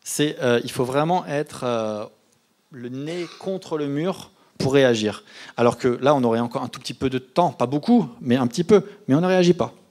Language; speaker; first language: French; native; French